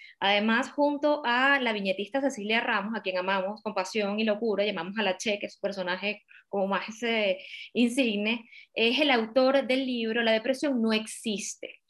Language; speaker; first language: Spanish; native; Spanish